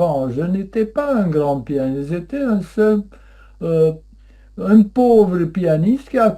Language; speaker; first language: French; non-native, fluent; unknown